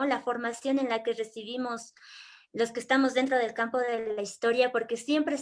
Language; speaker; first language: Spanish; native; Spanish